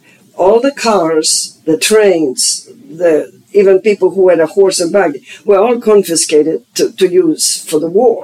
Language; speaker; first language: English; non-native, fluent; German